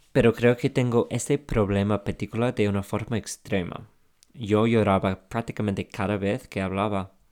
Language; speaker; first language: Spanish; non-native, fluent; English